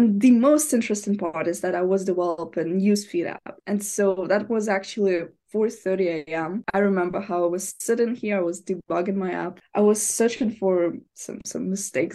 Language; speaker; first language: English; non-native, fluent; Ukrainian